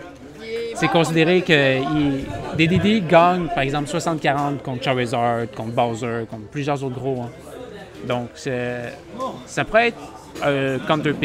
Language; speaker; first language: French; native; French